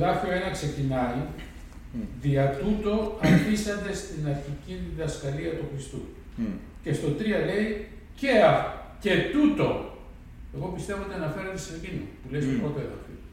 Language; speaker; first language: Greek; native; Greek